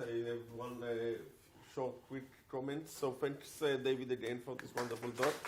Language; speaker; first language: English; non-native, fluent; Hebrew